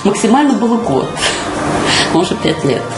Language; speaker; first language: Russian; native; Russian